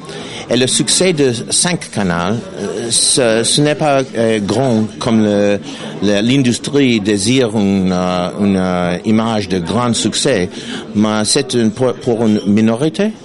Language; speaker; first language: French; non-native, learner; English